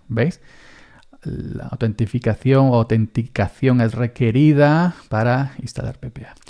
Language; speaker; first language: Spanish; native; Spanish